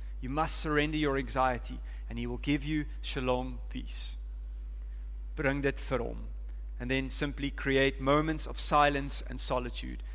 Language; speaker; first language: English; non-native, local second language; Afrikaans